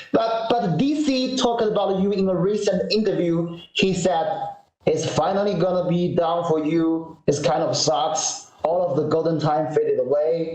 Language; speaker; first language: English; non-native, fluent; Chinese